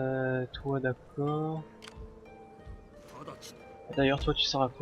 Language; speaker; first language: French; native; French